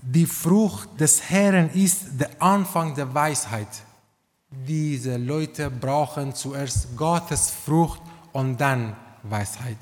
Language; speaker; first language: German; non-native, learner; Romanian